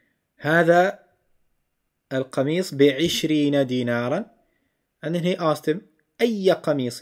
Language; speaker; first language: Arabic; non-native, fluent; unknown